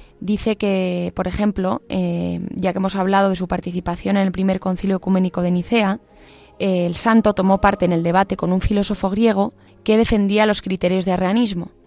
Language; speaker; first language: Spanish; native; Spanish